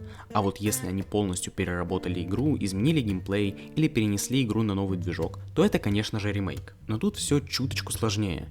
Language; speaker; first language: Russian; native; Russian